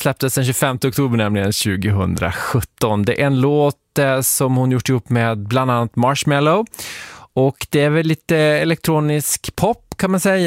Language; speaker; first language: Swedish; native; Swedish